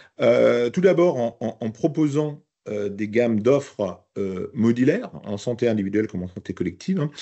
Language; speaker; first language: French; native; French